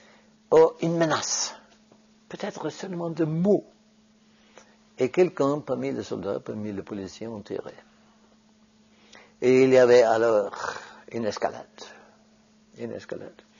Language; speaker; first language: French; non-native, fluent; Norwegian